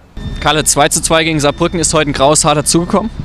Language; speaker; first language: German; native; German